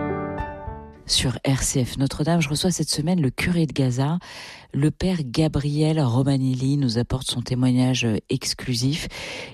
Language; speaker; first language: French; native; French